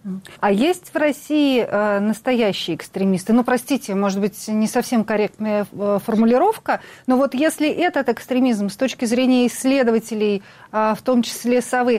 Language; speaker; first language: Russian; native; Russian